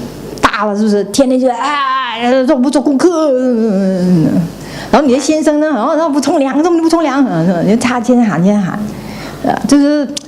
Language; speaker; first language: Chinese; native; Chinese